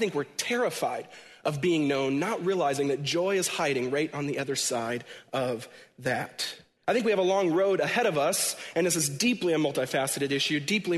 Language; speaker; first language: English; native; English